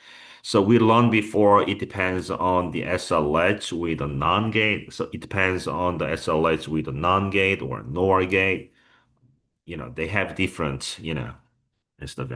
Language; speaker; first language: English; non-native, fluent; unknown